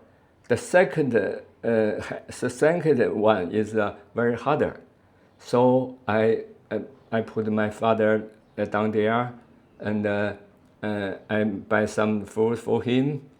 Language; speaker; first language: English; non-native, learner; Chinese